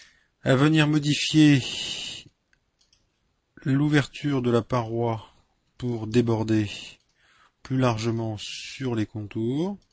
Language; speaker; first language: French; native; French